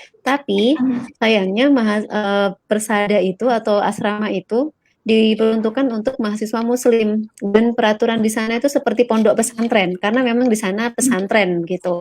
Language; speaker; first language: Indonesian; native; Indonesian